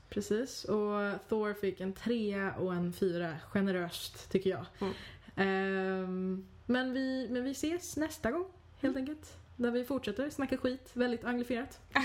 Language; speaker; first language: Swedish; native; Swedish